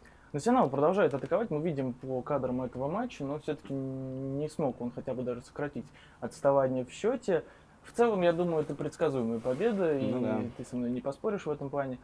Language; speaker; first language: Russian; native; Russian